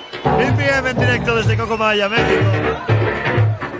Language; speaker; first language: Spanish; native; Spanish